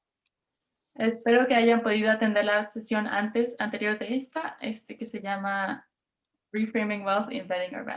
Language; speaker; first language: Spanish; non-native, fluent; English